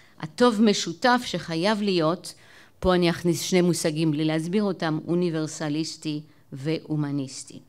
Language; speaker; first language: Hebrew; non-native, fluent; French